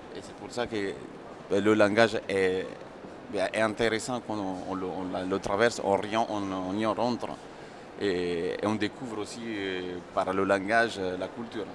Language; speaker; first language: French; non-native, fluent; Italian